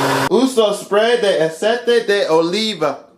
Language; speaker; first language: Spanish; non-native, learner; English